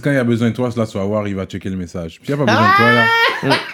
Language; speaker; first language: French; native; French